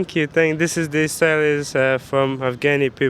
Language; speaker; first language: English; non-native, fluent; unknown